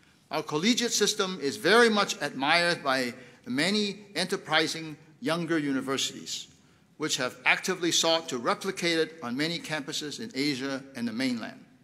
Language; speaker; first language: English; non-native, local second language; Cantonese